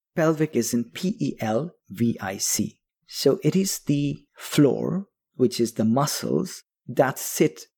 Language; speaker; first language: English; non-native, local second language; Bangla